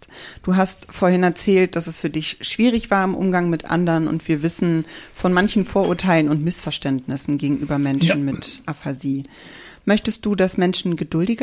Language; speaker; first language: German; native; German